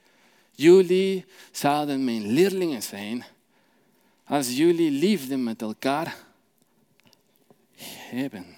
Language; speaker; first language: Dutch; non-native, fluent; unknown